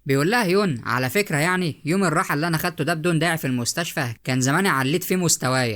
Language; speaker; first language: Arabic; native; Arabic